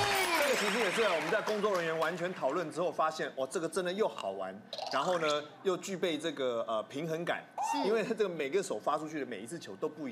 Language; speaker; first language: Chinese; native; Chinese